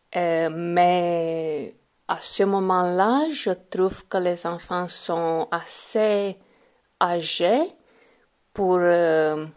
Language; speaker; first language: French; non-native, fluent; Romanian